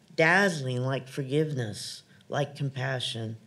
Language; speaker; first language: English; native; English